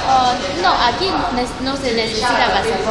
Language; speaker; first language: Spanish; non-native, fluent; Chinese